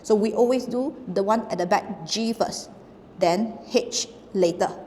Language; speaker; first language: English; non-native, local second language; Chinese